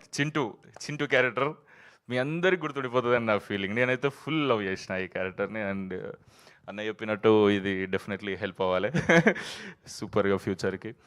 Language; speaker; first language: Telugu; native; Telugu